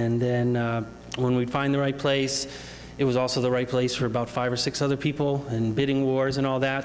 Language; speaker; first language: English; native; English